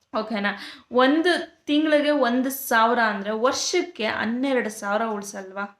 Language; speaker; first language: Kannada; native; Kannada